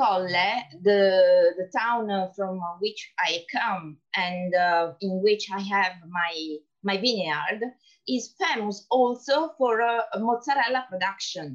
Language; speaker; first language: English; non-native, fluent; Italian